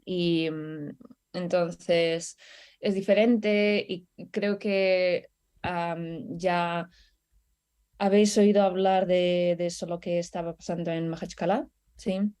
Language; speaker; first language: Spanish; non-native, fluent; Russian